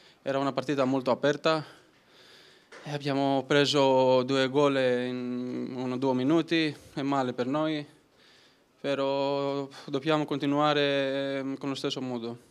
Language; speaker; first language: Italian; non-native, learner; Greek